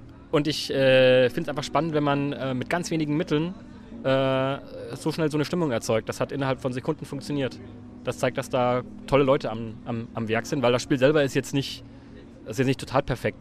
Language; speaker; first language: German; native; German